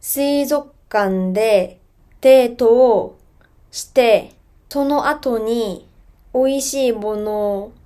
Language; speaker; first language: Japanese; non-native, fluent; Korean